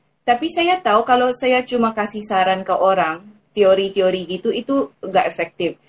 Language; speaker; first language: Indonesian; non-native, fluent; Filipino